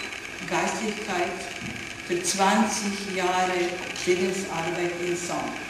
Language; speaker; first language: German; non-native, learner; Serbian